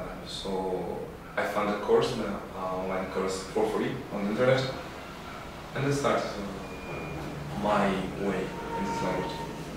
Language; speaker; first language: English; non-native, fluent; Portuguese